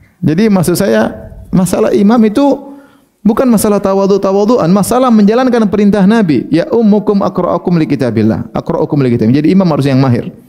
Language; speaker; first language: Malay; native; Malay